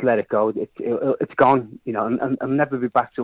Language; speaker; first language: English; native; English